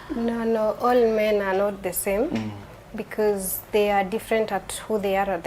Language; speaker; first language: English; non-native, local second language; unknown